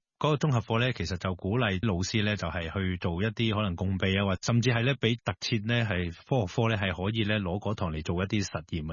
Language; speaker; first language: Cantonese; native; Cantonese